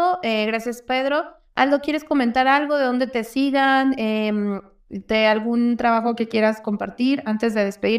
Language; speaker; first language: Spanish; native; Spanish